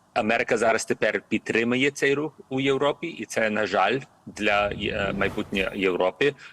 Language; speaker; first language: Ukrainian; early bilingual, heritage; Ukrainian